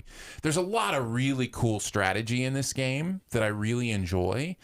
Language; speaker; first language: English; native; English